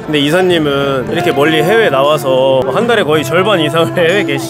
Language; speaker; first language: Korean; native; Korean